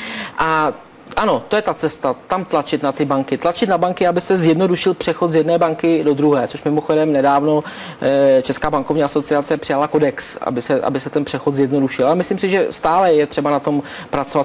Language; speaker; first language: Czech; native; Czech